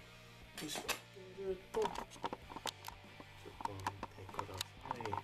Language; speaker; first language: Japanese; non-native, learner; English